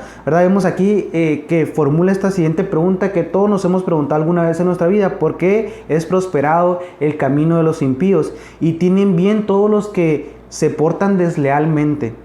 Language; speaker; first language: Spanish; native; Spanish